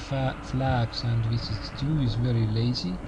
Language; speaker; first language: English; non-native, learner; Estonian